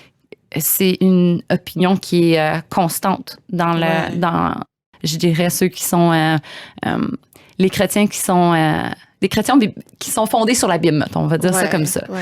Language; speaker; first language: French; native; French